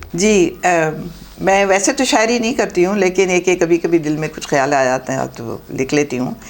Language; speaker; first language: Urdu; native; Urdu